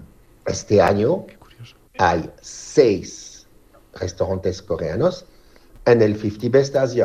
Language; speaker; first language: Spanish; non-native, fluent; French